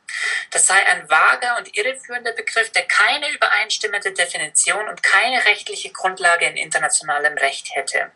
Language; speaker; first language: German; native; German